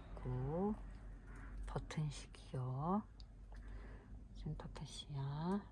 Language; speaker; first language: Korean; native; Korean